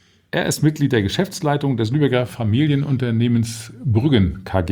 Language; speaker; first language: German; native; German